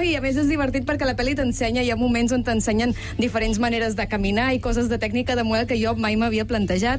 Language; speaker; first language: Catalan; native; Catalan